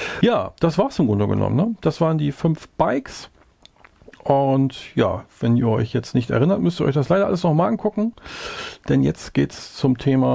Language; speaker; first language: German; native; German